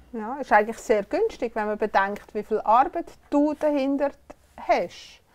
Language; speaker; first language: German; native; German